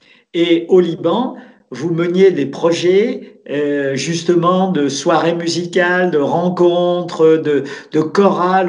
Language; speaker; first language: French; native; French